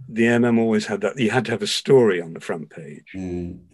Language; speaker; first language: English; native; English